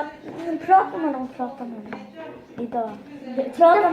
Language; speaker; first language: Swedish; early bilingual, other home language; Turkish